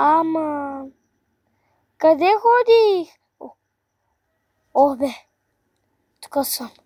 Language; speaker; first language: Bulgarian; non-native, local second language; Turkish